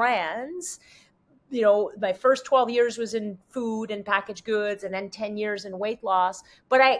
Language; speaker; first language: English; non-native, fluent; French